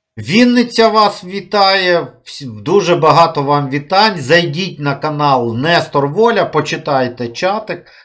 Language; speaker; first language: Ukrainian; native; Ukrainian